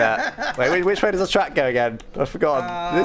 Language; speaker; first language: English; native; English